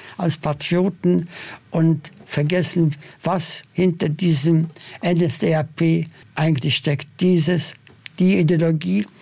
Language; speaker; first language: German; non-native, fluent; Polish